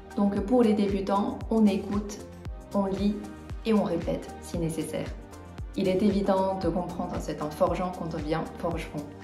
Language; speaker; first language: French; non-native, fluent; Chinese